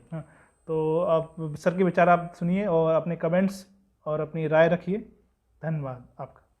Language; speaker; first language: Hindi; native; Hindi